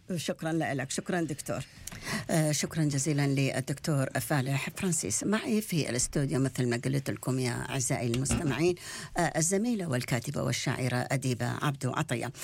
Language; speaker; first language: Arabic; native; Arabic